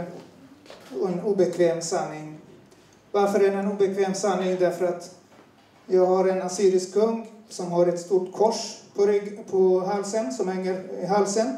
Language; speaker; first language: Swedish; non-native, fluent; Turoyo